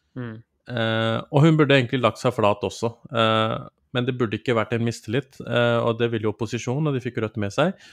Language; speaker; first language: Norwegian; early bilingual, other home language; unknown